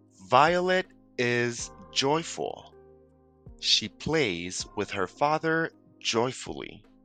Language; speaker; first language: English; non-native, fluent; Spanish